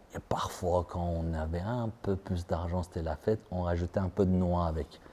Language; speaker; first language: French; non-native, fluent; Persian